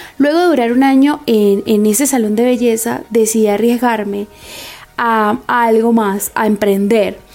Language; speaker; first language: Spanish; native; Spanish